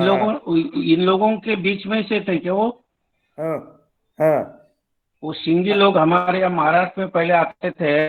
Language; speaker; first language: Hindi; native; Hindi